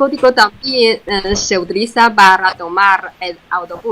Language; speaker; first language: Spanish; non-native, fluent; Chinese